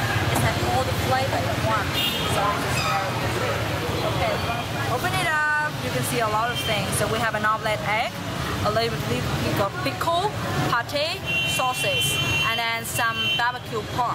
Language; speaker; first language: English; non-native, learner; Vietnamese